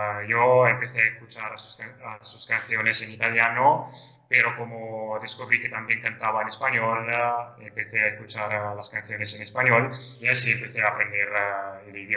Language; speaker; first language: Spanish; non-native, fluent; Italian